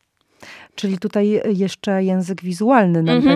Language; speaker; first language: Polish; native; Polish